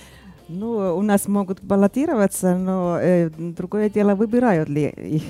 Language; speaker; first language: Russian; non-native, fluent; Finnish